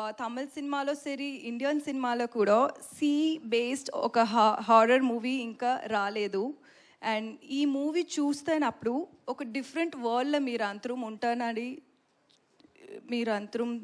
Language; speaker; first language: Telugu; non-native, learner; Tamil